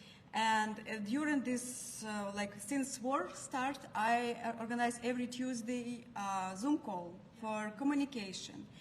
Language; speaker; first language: English; non-native, learner; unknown